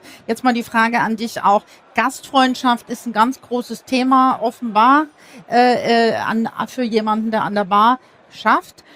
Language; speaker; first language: German; native; German